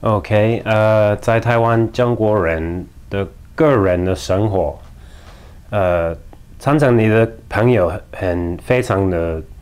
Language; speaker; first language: Chinese; non-native, fluent; English